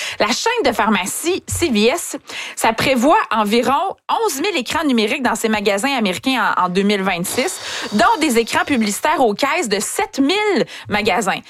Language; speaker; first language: French; native; French